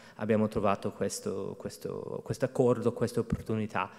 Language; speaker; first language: Italian; non-native, fluent; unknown